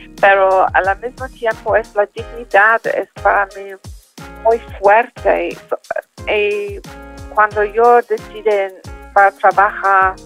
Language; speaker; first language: Spanish; non-native, learner; English